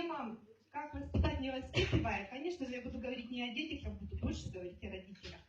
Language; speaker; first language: Russian; native; Russian